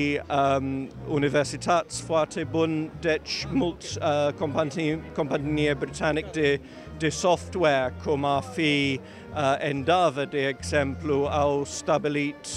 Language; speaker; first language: Romanian; non-native, learner; English